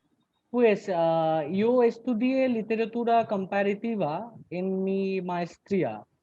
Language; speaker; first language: Spanish; non-native, learner; Bangla